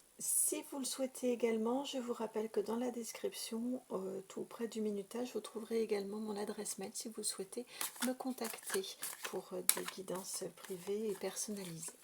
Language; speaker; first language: French; native; French